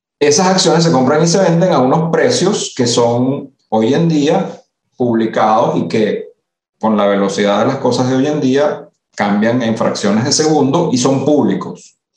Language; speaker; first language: Spanish; early bilingual, other home language; Italian